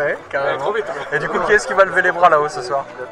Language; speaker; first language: French; native; French